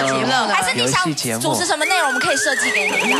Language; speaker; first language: Chinese; native; Chinese